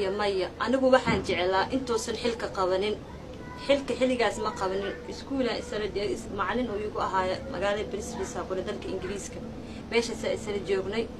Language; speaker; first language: Somali; early bilingual, heritage; Somali